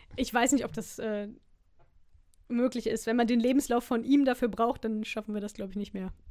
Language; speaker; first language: German; native; German